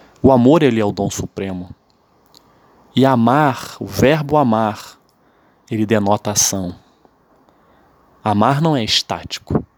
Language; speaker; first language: Portuguese; native; Portuguese